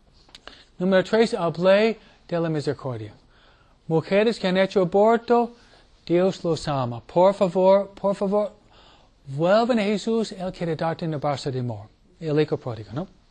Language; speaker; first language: Spanish; non-native, fluent; English